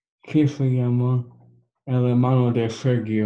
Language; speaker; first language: Spanish; non-native, learner; English